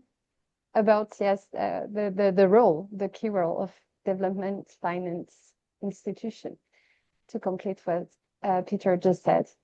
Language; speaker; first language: English; non-native, fluent; French